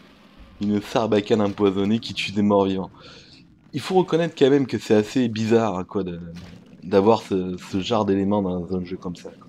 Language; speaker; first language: French; native; French